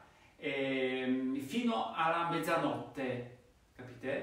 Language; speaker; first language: Italian; non-native, fluent; Polish